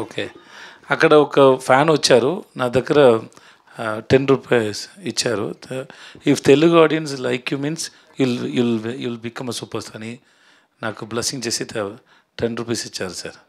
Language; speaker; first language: Telugu; non-native, learner; Tamil